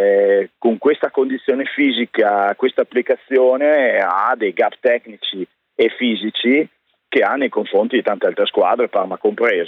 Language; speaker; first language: Italian; native; Italian